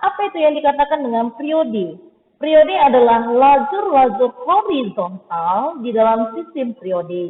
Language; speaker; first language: Indonesian; native; Indonesian